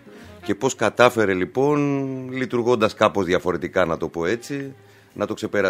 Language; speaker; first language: Greek; native; Greek